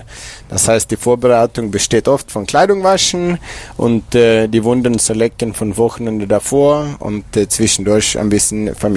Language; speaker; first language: German; non-native, fluent; Swedish